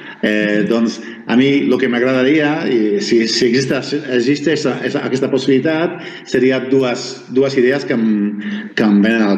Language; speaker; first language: Catalan; non-native, fluent; Spanish